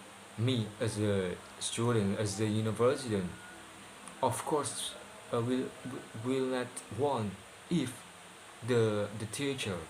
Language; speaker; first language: English; non-native, learner; Indonesian